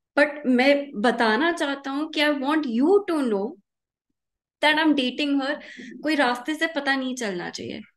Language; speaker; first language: Hindi; early bilingual, heritage; Hindi